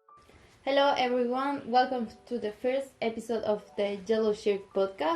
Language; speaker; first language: English; non-native, local second language; Spanish